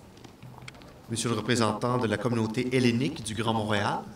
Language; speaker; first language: French; native; French